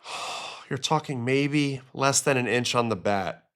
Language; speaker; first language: English; native; English